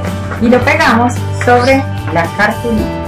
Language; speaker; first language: Spanish; native; Spanish